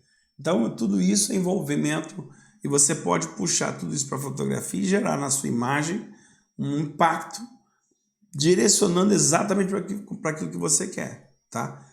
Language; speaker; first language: Portuguese; native; Portuguese